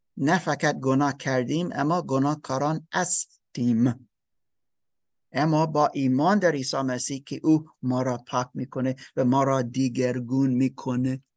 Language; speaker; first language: Persian; non-native, learner; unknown